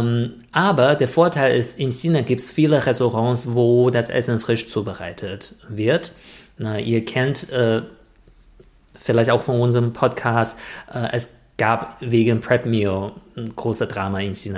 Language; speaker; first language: German; non-native, fluent; Chinese